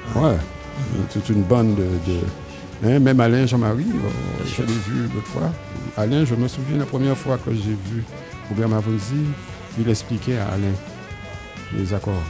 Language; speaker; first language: French; native; French